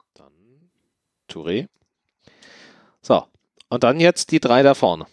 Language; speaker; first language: German; native; German